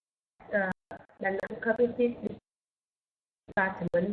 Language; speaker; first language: English; non-native, learner; Vietnamese